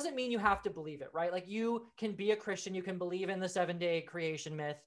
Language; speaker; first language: English; native; English